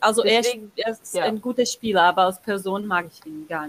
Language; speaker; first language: German; non-native, learner; Portuguese